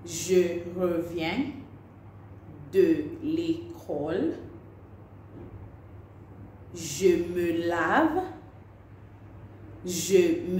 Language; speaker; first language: French; non-native, fluent; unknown